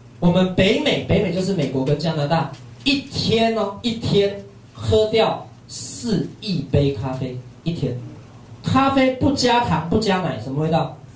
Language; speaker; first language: Chinese; native; Chinese